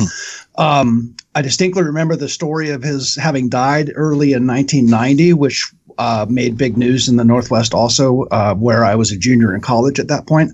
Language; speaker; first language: English; native; English